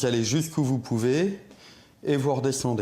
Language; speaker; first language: French; native; French